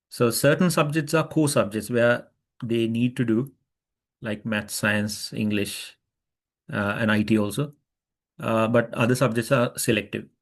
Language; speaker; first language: English; non-native, local second language; Sinhala